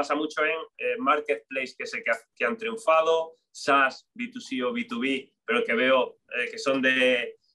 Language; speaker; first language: Spanish; native; Spanish